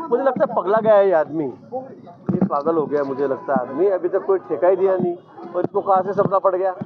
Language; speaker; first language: Hindi; non-native, local second language; Marathi